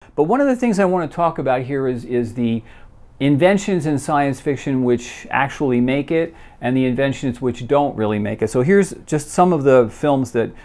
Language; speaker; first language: English; native; English